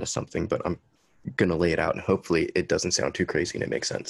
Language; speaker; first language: English; native; English